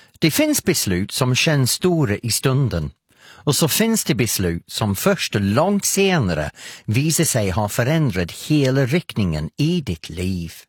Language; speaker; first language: Swedish; non-native, fluent; English